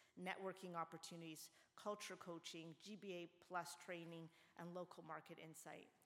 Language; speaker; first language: English; native; English